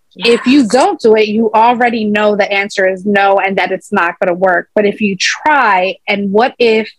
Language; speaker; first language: English; native; English